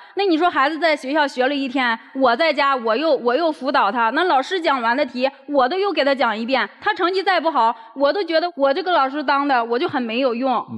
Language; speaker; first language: Chinese; native; Chinese